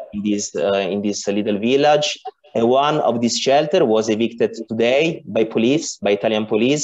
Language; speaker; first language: English; non-native, learner; Italian